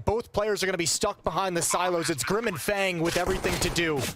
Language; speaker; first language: English; native; English